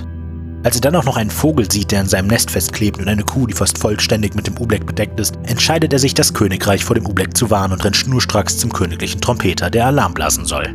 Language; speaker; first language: German; native; German